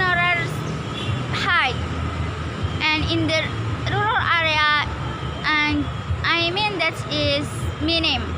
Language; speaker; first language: English; non-native, learner; Indonesian